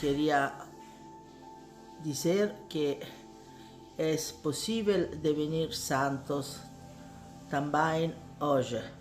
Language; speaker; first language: Portuguese; non-native, learner; Italian